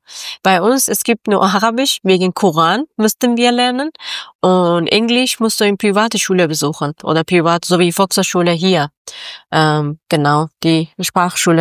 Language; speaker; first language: German; non-native, fluent; Persian